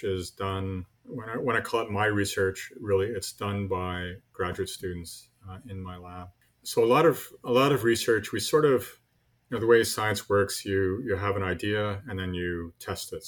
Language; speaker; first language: English; native; English